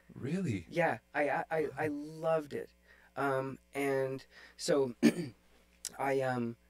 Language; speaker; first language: English; native; English